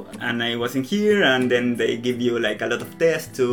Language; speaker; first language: English; non-native, learner; Spanish